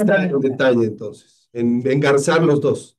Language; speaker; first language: Spanish; native; Spanish